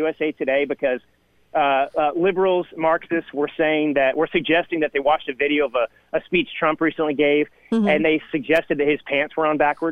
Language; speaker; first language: English; native; English